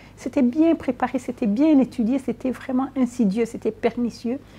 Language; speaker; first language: French; non-native, local second language; Kinyarwanda